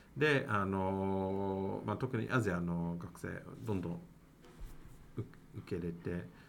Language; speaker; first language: Japanese; non-native, fluent; English